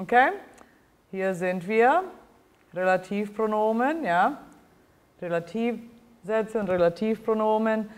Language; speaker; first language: German; non-native, fluent; English